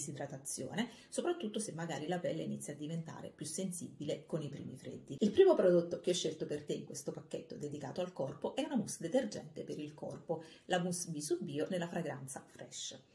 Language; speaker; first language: Italian; native; Italian